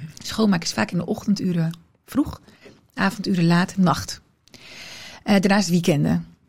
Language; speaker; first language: Dutch; early bilingual, other home language; Riffian